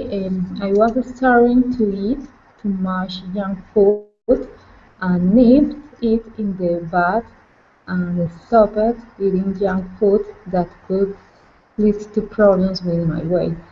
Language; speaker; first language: English; non-native, learner; Spanish